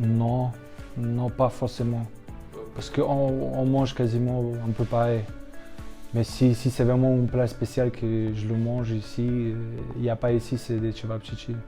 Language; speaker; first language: French; non-native, fluent; Slovenian